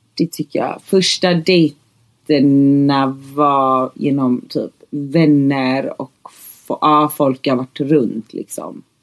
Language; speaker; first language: Swedish; native; Swedish